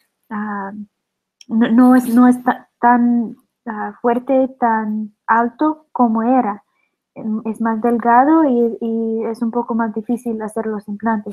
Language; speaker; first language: Spanish; non-native, learner; English